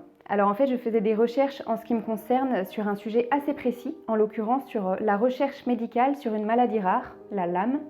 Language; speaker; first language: French; native; French